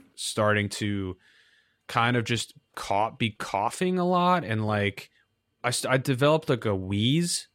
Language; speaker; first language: English; native; English